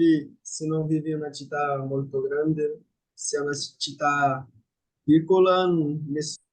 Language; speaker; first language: Italian; non-native, fluent; Portuguese